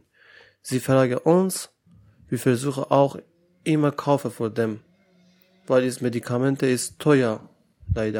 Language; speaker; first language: German; non-native, learner; Persian